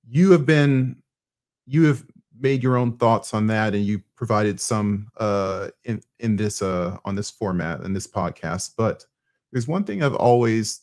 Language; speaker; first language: English; native; English